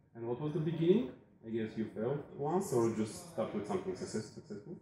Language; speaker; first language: English; non-native, fluent; Bulgarian